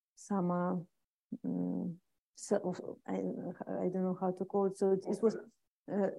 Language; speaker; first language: English; non-native, fluent; Russian